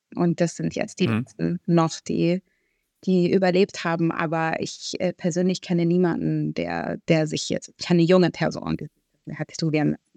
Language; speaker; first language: German; early bilingual, other home language; Arabic